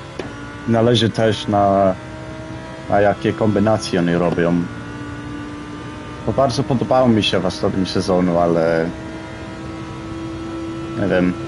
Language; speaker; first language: Polish; early bilingual, heritage; Polish